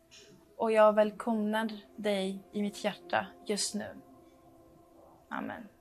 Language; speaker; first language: Swedish; early bilingual, other home language; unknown